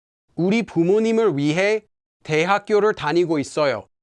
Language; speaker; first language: Korean; non-native, fluent; English